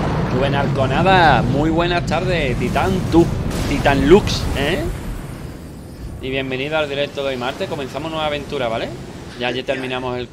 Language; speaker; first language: Spanish; native; Spanish